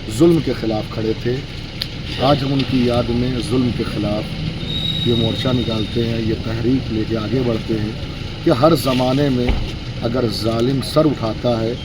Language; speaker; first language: Urdu; native; Urdu